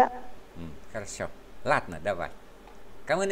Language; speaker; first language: Russian; non-native, fluent; Vietnamese